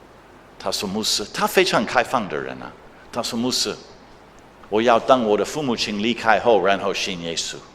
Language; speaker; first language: Chinese; non-native, fluent; English